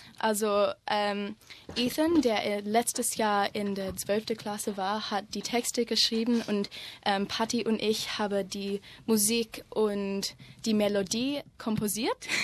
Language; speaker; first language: German; non-native, learner; English